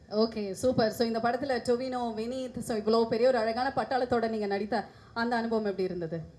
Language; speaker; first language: Tamil; native; Tamil